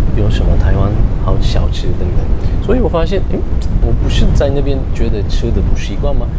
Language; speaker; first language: Chinese; non-native, fluent; Turkish